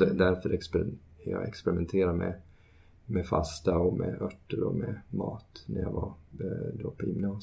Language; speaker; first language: Swedish; early bilingual, heritage; Swedish